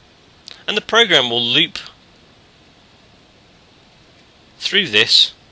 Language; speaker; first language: English; native; English